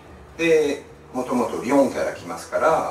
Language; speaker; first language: Japanese; non-native, learner; French